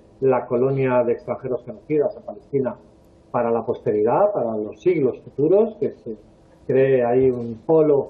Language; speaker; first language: Spanish; native; Spanish